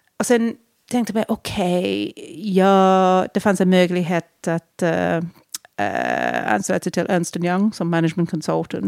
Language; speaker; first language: Swedish; non-native, fluent; English